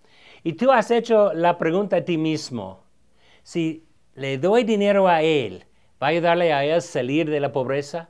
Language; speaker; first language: Spanish; non-native, fluent; English